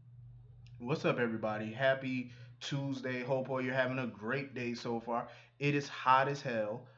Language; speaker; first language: English; native; English